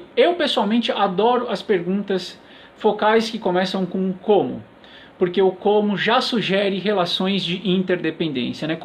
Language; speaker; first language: Portuguese; native; Portuguese